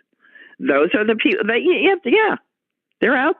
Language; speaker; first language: English; native; English